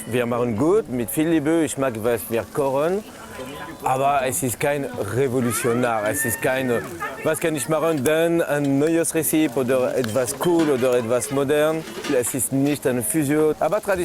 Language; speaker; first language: German; non-native, learner; French